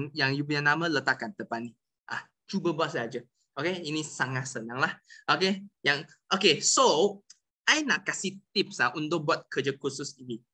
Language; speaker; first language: Malay; non-native, local second language; Chinese